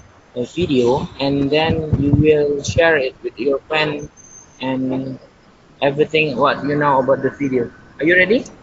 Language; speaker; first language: English; non-native, learner; Indonesian